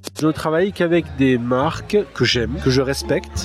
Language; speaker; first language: French; native; French